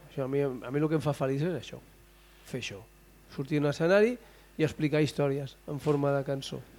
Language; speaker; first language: Catalan; non-native, local second language; Spanish